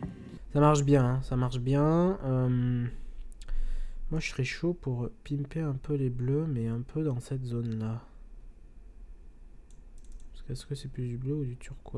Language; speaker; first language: French; native; French